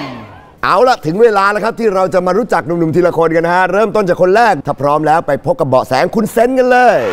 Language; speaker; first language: Thai; native; Thai